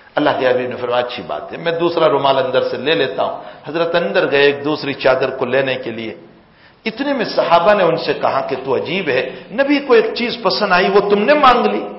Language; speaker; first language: Urdu; non-native, local second language; Gujarati